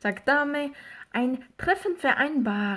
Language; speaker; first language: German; non-native, fluent; Korean